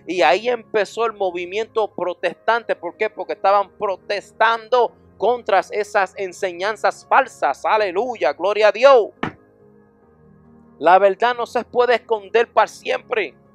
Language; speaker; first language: Spanish; non-native, fluent; English